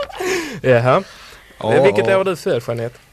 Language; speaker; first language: Swedish; native; Swedish